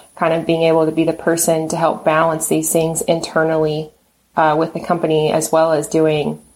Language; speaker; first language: English; native; English